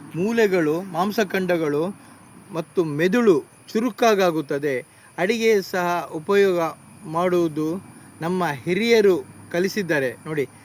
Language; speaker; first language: Kannada; non-native, local second language; Tulu